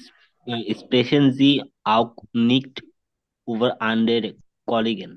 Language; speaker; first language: German; non-native, learner; Bangla